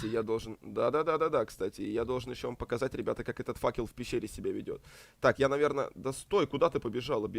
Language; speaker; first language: Russian; native; Russian